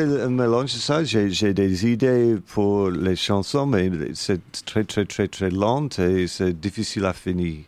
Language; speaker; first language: French; non-native, learner; English